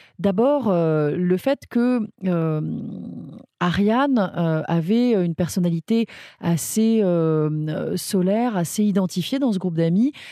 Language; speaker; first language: French; native; French